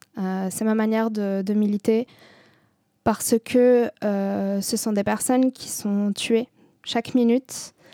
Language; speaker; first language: French; non-native, local second language; Arabic